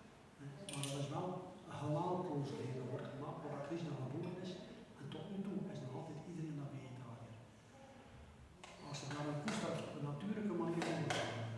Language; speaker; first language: Dutch; native; Dutch